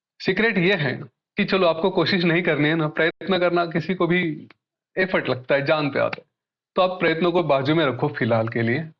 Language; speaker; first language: Hindi; non-native, local second language; Marathi